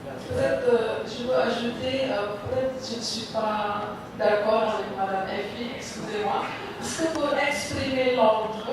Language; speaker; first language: French; non-native, fluent; Indonesian